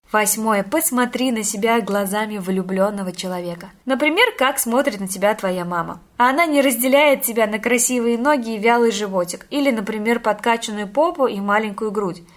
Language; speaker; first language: Russian; native; Russian